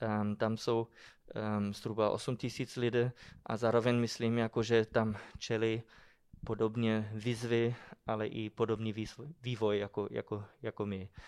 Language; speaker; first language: Czech; non-native, fluent; German